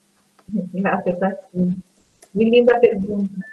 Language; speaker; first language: Spanish; non-native, learner; Portuguese